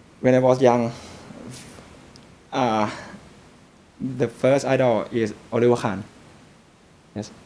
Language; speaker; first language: English; non-native, learner; Thai